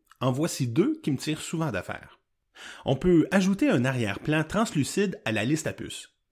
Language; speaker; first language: French; native; French